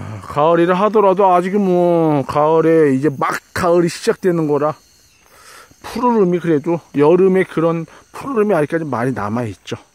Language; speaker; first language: Korean; native; Korean